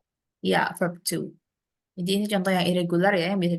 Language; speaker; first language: Indonesian; native; Indonesian